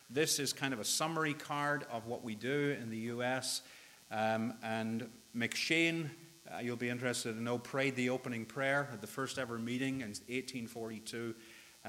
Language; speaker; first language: English; native; English